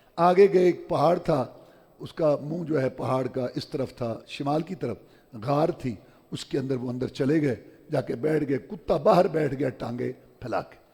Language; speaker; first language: Urdu; non-native, local second language; Punjabi